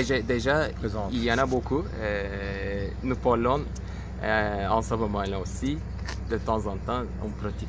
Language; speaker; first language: French; non-native, local second language; Turkish